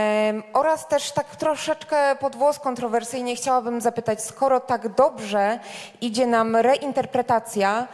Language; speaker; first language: Polish; native; Polish